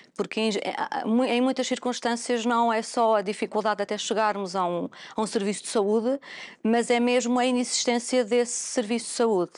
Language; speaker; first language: Portuguese; native; Portuguese